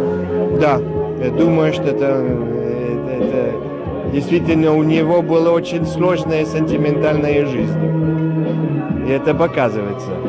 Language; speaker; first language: Russian; non-native, fluent; French